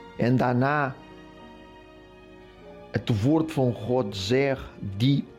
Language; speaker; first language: Dutch; non-native, fluent; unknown